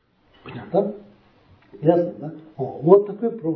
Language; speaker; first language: Russian; non-native, learner; Tibetan